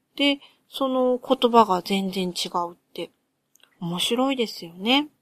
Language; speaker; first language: Japanese; native; Japanese